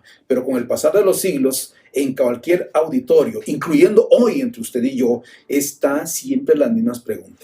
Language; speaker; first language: Spanish; native; Spanish